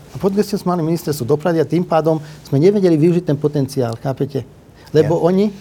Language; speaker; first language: Slovak; non-native, local second language; Hungarian